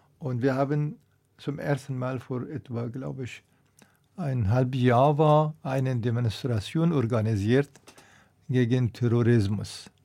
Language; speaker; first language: German; non-native, fluent; Persian